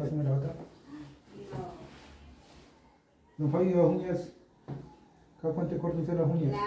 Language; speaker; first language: Spanish; native; Spanish